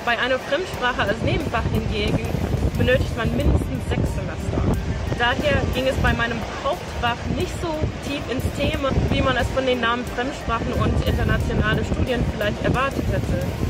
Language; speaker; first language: German; non-native, fluent; English